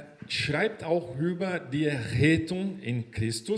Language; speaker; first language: German; non-native, fluent; Portuguese